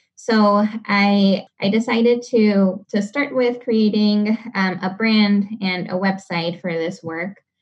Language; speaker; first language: English; non-native, fluent; Spanish